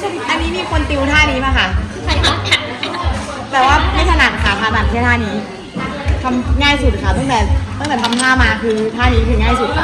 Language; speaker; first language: Thai; native; Thai